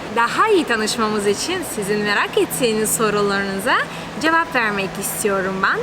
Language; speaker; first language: Turkish; non-native, fluent; Russian